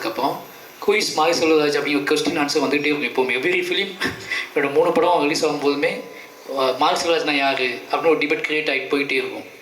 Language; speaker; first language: Tamil; native; Tamil